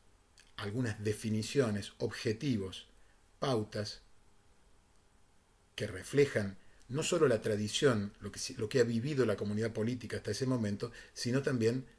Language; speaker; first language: Spanish; native; Spanish